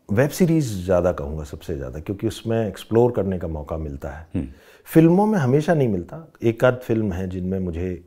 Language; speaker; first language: Hindi; non-native, local second language; Rajasthani